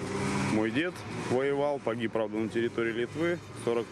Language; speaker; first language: Russian; native; Russian